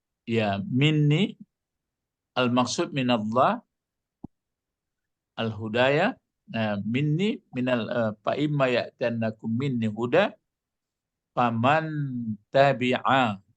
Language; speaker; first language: Arabic; non-native, fluent; Indonesian